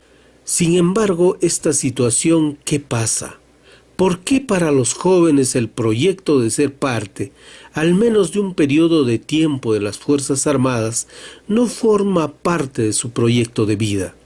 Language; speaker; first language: Spanish; native; Spanish